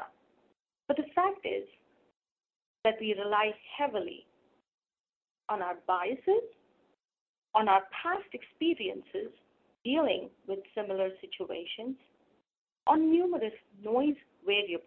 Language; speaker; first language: English; non-native, local second language; Hindi